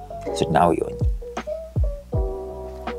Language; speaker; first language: Japanese; native; Japanese